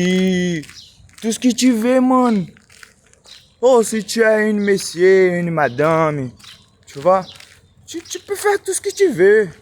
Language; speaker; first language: French; non-native, learner; Portuguese